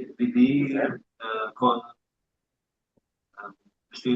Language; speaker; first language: Spanish; non-native, learner; English